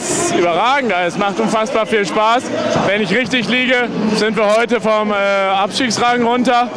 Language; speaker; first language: German; native; German